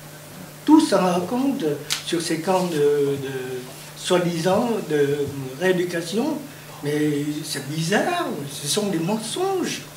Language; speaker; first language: French; non-native, fluent; Vietnamese